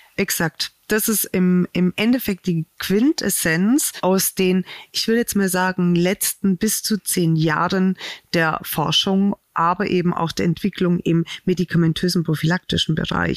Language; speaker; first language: German; native; German